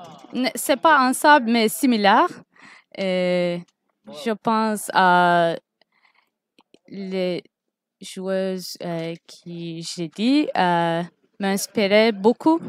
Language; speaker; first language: French; non-native, learner; Turkish